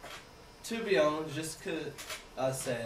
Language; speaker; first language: French; non-native, learner; English